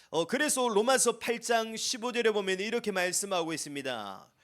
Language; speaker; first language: Korean; native; Korean